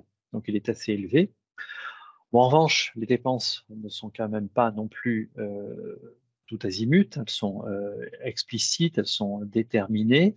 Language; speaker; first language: French; native; French